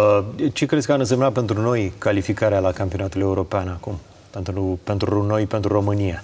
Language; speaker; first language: Romanian; native; Romanian